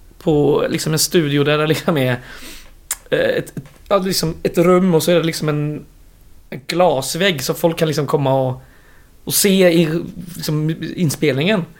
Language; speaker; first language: Swedish; native; Swedish